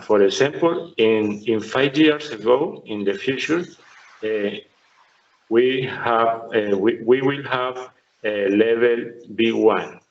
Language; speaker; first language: English; non-native, learner; Spanish